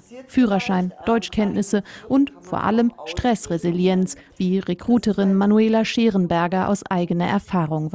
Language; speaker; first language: German; native; German